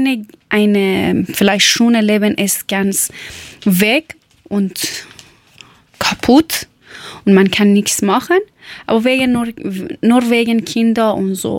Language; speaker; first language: German; non-native, learner; Persian